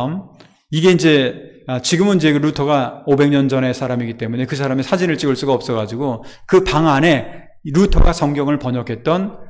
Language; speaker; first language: Korean; native; Korean